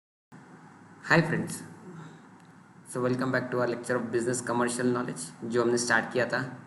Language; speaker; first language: Hindi; non-native, local second language; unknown